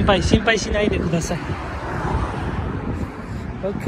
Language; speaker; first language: Japanese; non-native, learner; Nepali